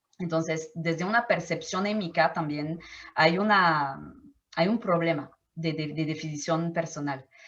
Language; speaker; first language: Spanish; non-native, fluent; French